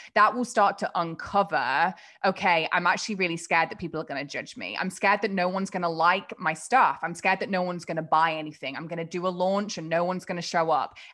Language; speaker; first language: English; native; English